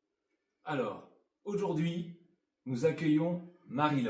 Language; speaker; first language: French; native; French